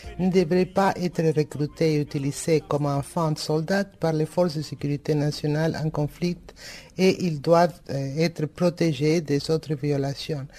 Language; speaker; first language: French; non-native, fluent; Spanish